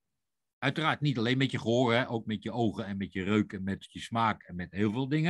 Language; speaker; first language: Dutch; native; Dutch